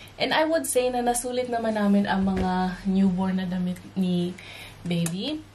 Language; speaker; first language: Filipino; native; Filipino